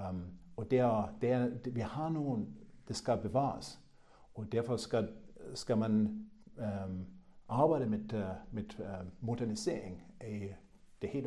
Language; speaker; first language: Danish; non-native, fluent; German